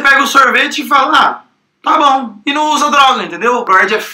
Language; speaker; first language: Portuguese; native; Portuguese